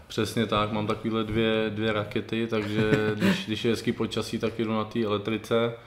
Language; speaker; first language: Czech; native; Czech